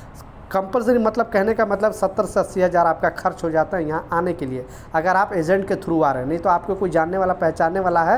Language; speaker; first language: Hindi; native; Hindi